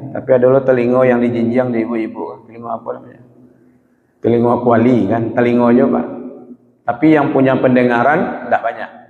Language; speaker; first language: Malay; non-native, local second language; Minangkabau